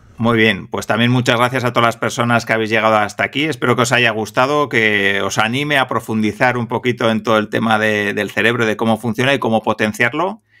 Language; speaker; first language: Spanish; native; Spanish